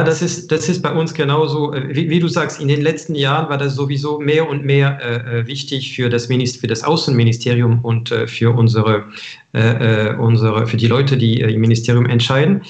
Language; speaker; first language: German; non-native, fluent; French